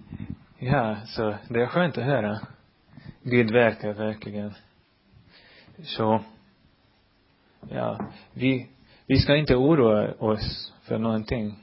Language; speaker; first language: Swedish; non-native, fluent; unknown